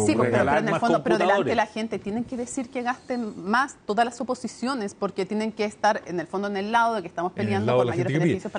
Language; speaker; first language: Spanish; native; Spanish